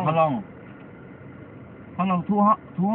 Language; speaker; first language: English; non-native, learner; Thai